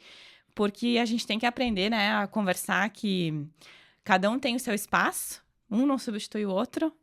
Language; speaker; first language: Portuguese; native; Portuguese